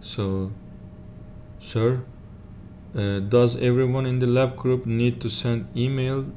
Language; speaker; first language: English; non-native, learner; Turkish